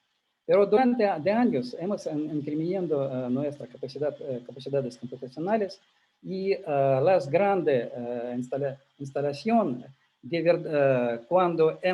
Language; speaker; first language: Spanish; non-native, learner; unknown